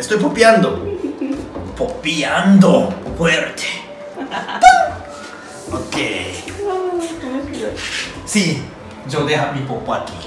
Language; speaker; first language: Spanish; non-native, learner; Japanese